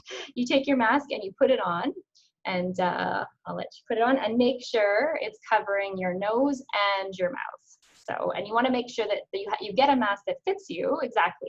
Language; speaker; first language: English; native; English